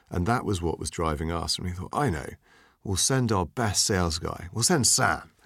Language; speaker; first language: English; native; English